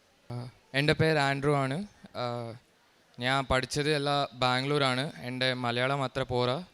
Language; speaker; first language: Malayalam; early bilingual, heritage; Malayalam